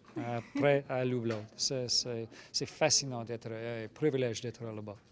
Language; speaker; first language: French; non-native, local second language; English